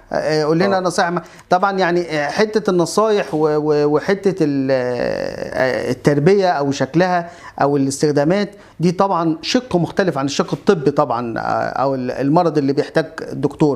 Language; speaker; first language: Arabic; native; Arabic